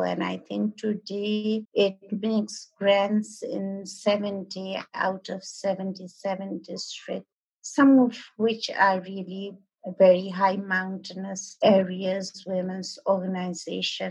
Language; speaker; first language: English; non-native, local second language; Nepali